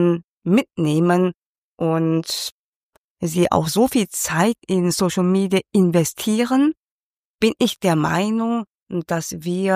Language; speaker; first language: German; non-native, fluent; Cantonese